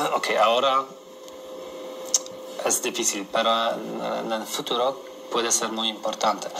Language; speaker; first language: Spanish; non-native, learner; Polish